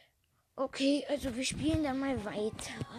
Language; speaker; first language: German; native; German